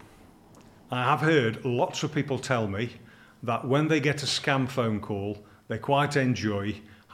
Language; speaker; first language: English; native; English